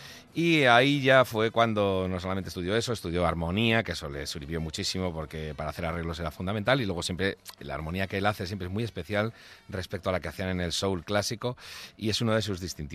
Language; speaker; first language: Spanish; native; Spanish